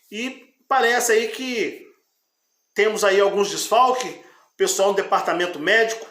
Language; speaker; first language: Portuguese; native; Portuguese